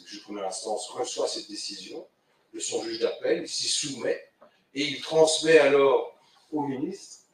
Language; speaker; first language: French; native; French